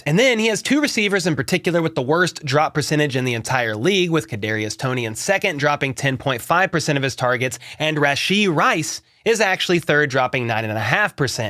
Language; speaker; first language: English; native; English